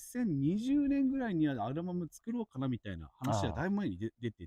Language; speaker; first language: Japanese; native; Japanese